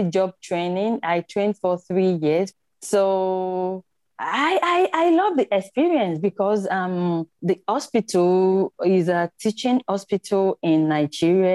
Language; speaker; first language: English; non-native, local second language; Yoruba